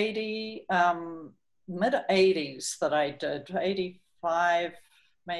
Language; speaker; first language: English; native; English